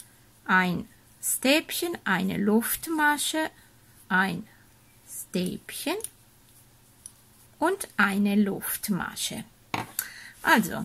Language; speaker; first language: German; non-native, fluent; Italian